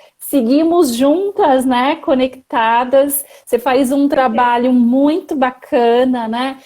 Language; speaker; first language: Portuguese; native; Portuguese